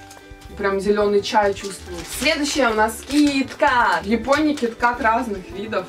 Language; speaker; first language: Russian; native; Russian